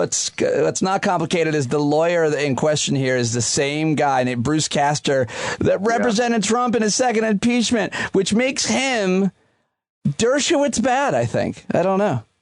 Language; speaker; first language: English; native; English